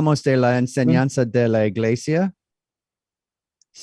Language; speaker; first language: Spanish; non-native, learner; English